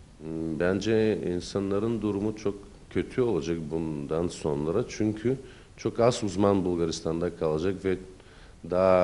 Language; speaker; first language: Turkish; early bilingual, heritage; Turkish